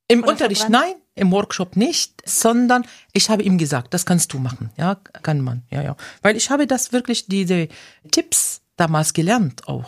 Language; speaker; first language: German; non-native, fluent; Arabic